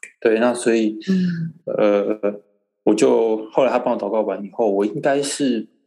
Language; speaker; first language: Chinese; native; Chinese